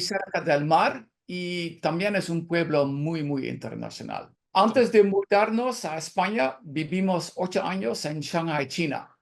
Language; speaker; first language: Spanish; non-native, learner; Dutch